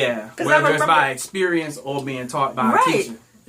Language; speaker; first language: English; native; English